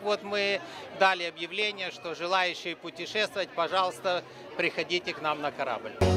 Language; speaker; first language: Russian; native; Russian